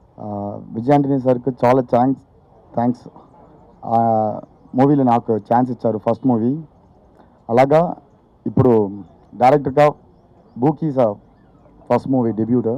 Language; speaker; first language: Telugu; non-native, learner; Tamil